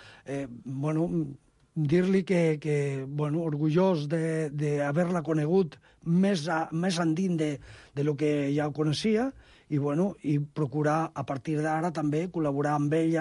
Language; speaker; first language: Catalan; non-native, local second language; Spanish